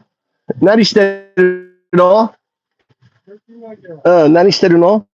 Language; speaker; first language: Japanese; non-native, learner; English